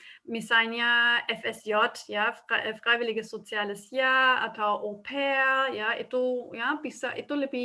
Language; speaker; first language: Indonesian; non-native, fluent; German